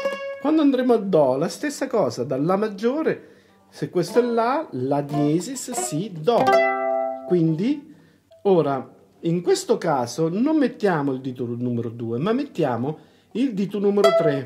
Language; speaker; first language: Italian; native; Italian